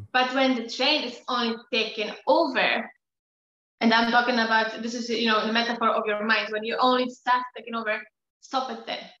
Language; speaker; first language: English; non-native, fluent; Polish